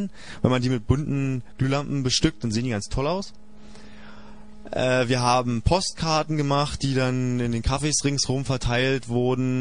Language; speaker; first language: German; native; German